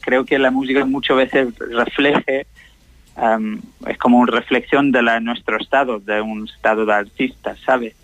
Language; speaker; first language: Spanish; non-native, learner; English